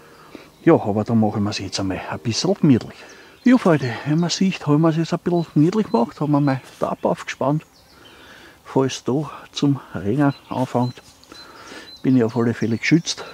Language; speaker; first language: German; native; German